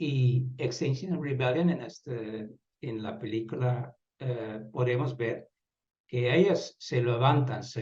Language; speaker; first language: Spanish; non-native, fluent; Dutch